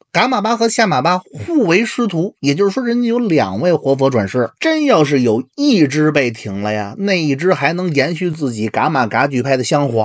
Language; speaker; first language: Chinese; native; Chinese